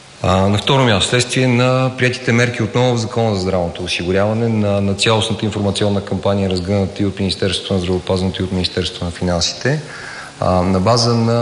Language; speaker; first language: Bulgarian; native; Bulgarian